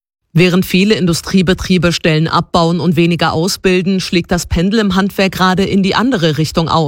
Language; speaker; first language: German; native; German